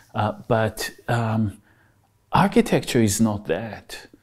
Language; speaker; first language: English; non-native, fluent; Hebrew